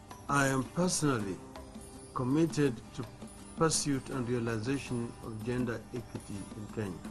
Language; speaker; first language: English; non-native, local second language; Luo (Kenya and Tanzania)